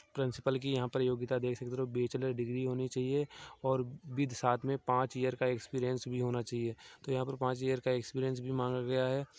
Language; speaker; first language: Hindi; native; Hindi